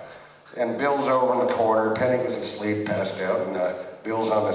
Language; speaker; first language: English; native; English